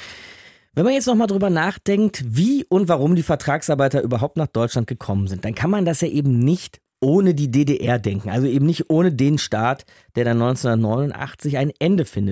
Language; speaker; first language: German; native; German